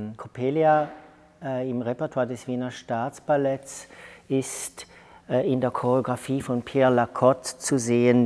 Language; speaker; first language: German; native; German